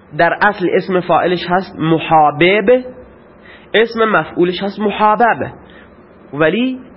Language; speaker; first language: Persian; non-native, local second language; Baluchi